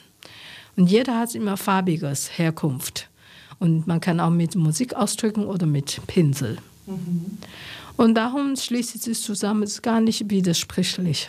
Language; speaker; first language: German; non-native, learner; Chinese